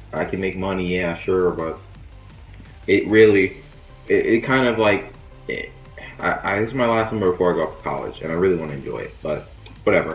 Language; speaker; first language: English; native; English